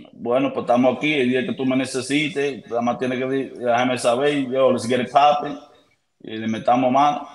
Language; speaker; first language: Spanish; early bilingual, heritage; Spanish